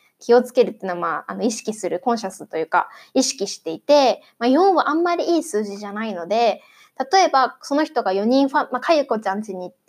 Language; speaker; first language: Japanese; native; Japanese